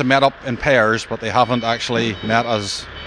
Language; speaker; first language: English; native; English